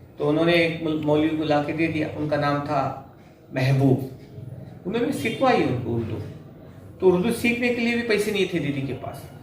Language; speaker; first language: Urdu; native; Urdu